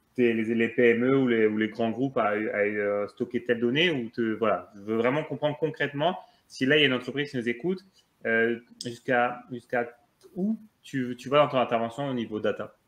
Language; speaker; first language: French; native; French